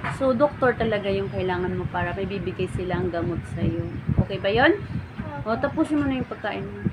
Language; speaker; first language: Filipino; non-native, local second language; Hiligaynon